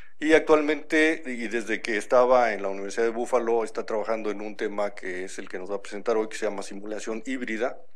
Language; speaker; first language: Spanish; native; Spanish